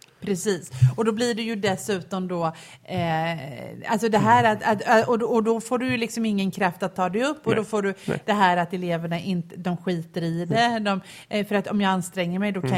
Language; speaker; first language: Swedish; native; Swedish